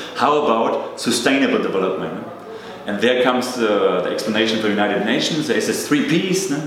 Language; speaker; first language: English; non-native, fluent; German